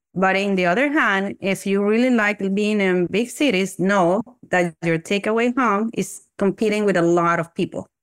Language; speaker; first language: English; non-native, fluent; Spanish